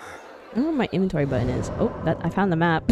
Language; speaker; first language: English; native; English